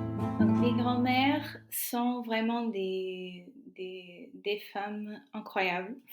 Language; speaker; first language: French; non-native, fluent; Portuguese